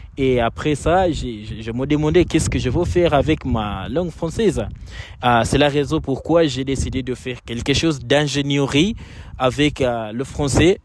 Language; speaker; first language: French; non-native, fluent; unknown